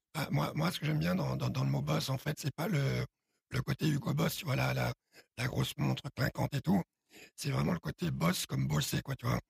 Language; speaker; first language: French; early bilingual, other home language; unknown